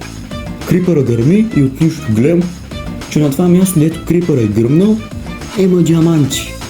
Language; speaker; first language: Bulgarian; native; Bulgarian